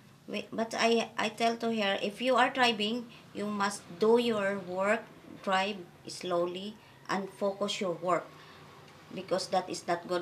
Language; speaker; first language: English; non-native, learner; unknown